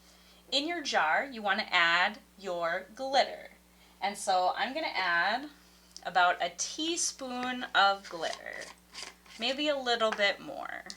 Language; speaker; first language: English; native; English